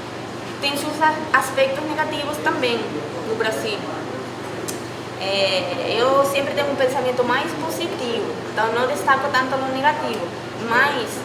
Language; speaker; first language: Portuguese; non-native, fluent; Spanish